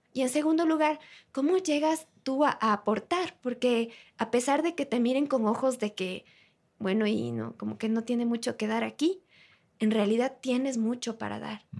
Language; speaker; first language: Spanish; native; Spanish